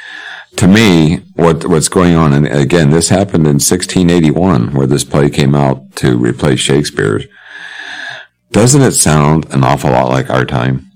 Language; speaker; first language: English; native; English